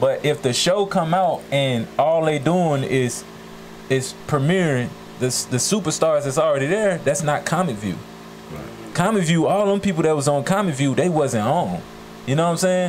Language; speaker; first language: English; native; English